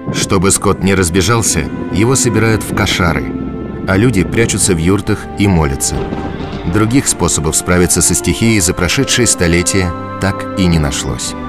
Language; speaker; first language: Russian; native; Russian